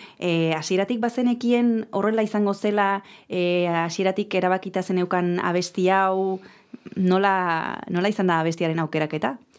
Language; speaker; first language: Basque; native; Basque